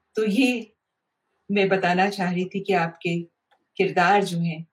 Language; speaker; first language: Hindi; native; Hindi